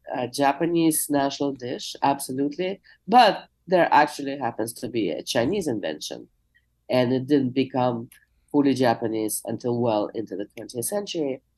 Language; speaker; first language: English; non-native, fluent; Russian